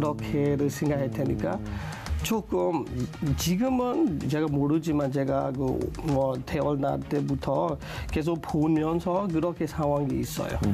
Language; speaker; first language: Korean; non-native, learner; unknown